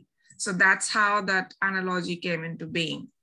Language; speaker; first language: English; non-native, local second language; Bangla